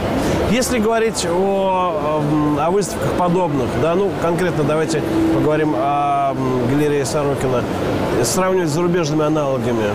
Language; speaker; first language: Russian; native; Russian